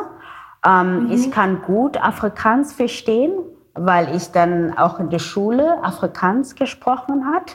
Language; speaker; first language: German; non-native, learner; Xhosa